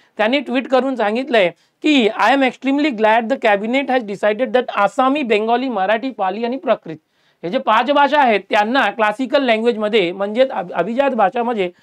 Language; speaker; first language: Marathi; native; Marathi